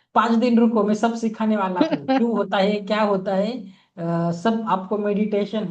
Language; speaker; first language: Hindi; non-native, local second language; Marathi